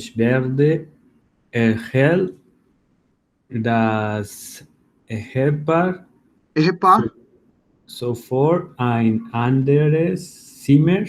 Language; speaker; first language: German; non-native, learner; Spanish